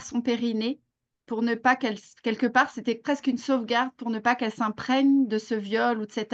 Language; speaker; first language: French; native; French